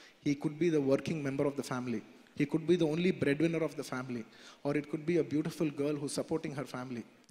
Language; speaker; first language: English; non-native, local second language; Telugu